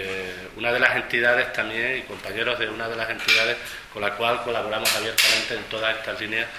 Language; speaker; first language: Spanish; native; Spanish